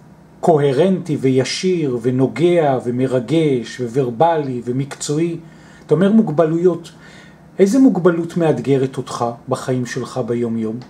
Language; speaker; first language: Hebrew; native; Hebrew